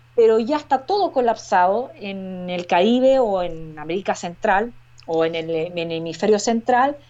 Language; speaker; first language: Spanish; native; Spanish